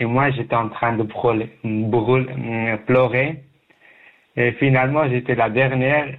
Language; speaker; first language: French; non-native, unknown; Persian